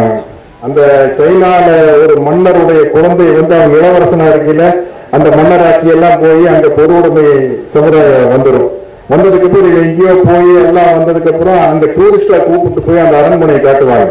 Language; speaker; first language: Tamil; native; Tamil